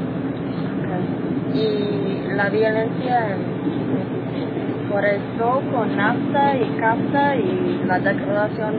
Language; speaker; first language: Spanish; non-native, learner; English